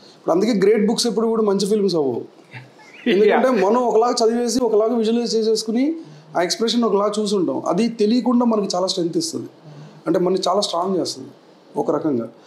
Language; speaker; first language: Telugu; native; Telugu